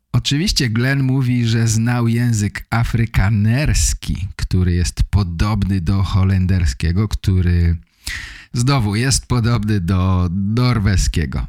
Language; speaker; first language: Polish; native; Polish